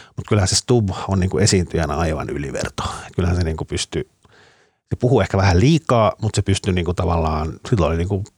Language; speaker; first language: Finnish; early bilingual, other home language; Danish